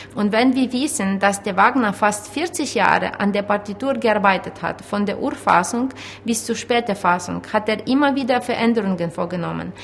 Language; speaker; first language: German; non-native, fluent; Ukrainian